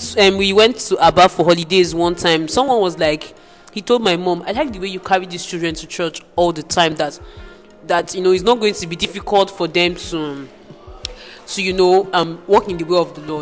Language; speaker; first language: English; non-native, local second language; Igbo